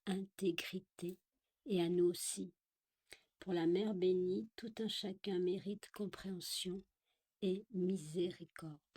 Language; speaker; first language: French; native; French